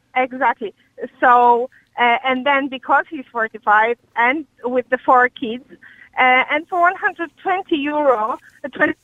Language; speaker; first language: English; non-native, fluent; Polish